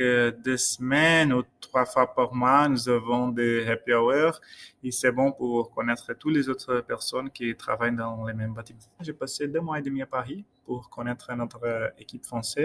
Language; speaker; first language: French; non-native, fluent; Portuguese